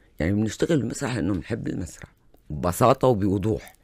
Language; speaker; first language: Arabic; native; Arabic